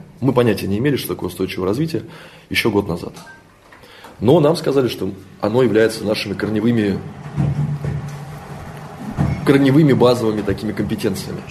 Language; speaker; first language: Russian; native; Russian